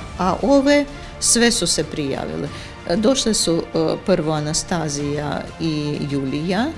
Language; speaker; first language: Croatian; non-native, fluent; Ukrainian